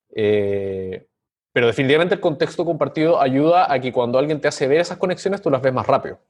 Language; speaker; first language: Spanish; native; Spanish